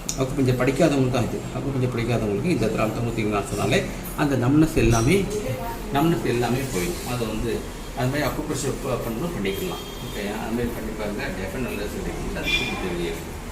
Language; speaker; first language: Tamil; native; Tamil